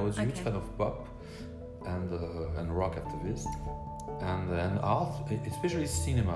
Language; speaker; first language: English; non-native, learner; French